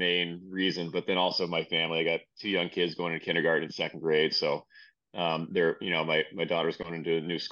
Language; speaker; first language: English; native; English